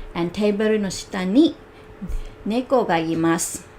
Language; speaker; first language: Japanese; non-native, learner; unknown